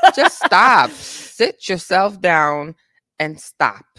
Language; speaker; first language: English; non-native, fluent; Italian